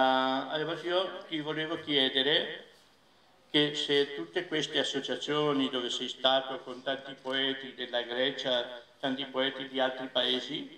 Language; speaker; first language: Italian; non-native, fluent; Catalan